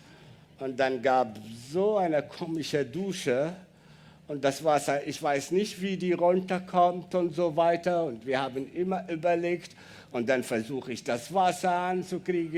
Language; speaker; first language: German; non-native, learner; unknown